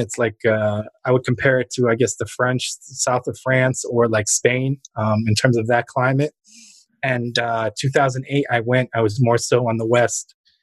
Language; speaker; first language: English; early bilingual, other home language; Ukrainian